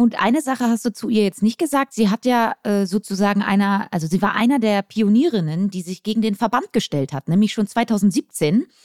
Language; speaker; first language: German; native; German